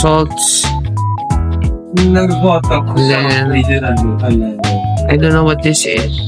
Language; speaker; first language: English; non-native, local second language; Filipino